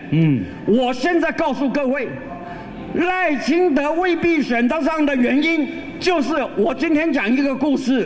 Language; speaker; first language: Chinese; native; Chinese